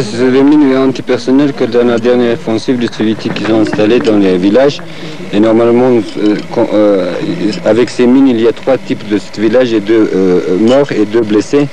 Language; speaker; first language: French; non-native, fluent; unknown